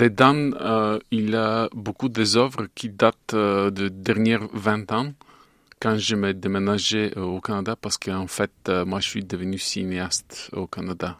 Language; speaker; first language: French; non-native, fluent; Bulgarian